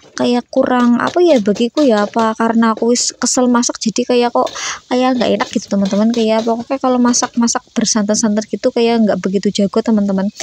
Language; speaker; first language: Indonesian; native; Indonesian